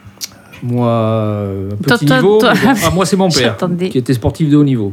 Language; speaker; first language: French; native; French